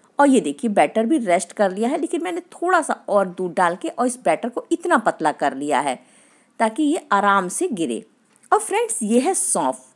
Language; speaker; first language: Hindi; native; Hindi